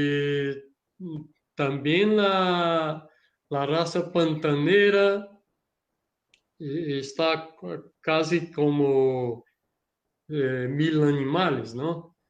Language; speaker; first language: Spanish; non-native, learner; Portuguese